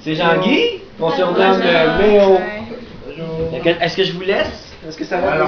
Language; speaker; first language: French; native; French